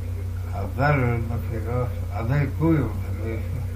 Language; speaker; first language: Estonian; non-native, local second language; Russian